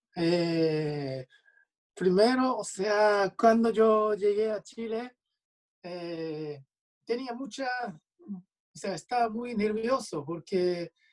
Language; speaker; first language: Spanish; non-native, learner; Japanese